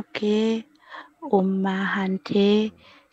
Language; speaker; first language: Korean; non-native, learner; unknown